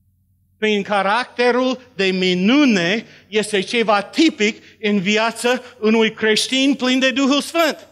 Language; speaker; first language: Romanian; non-native, learner; English